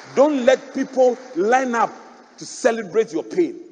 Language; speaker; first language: English; non-native, local second language; Akan